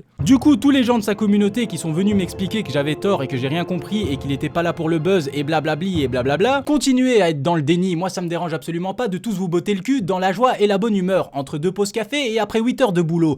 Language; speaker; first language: French; native; French